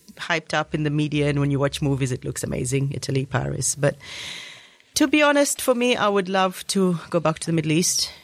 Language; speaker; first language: English; native; English